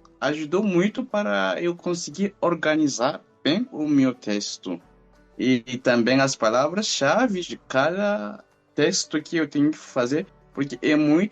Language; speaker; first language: Portuguese; non-native, fluent; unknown